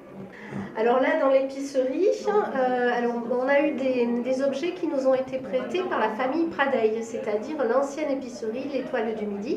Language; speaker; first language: French; native; French